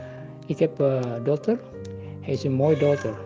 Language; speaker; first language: Dutch; non-native, learner; Indonesian